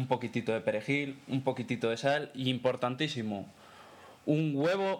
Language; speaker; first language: Spanish; native; Spanish